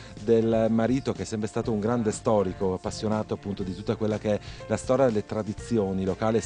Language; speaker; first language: Italian; native; Italian